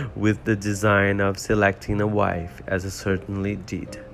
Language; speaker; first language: English; non-native, fluent; Portuguese